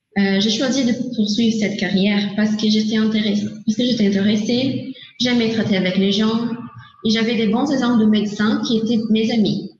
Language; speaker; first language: French; non-native, learner; Portuguese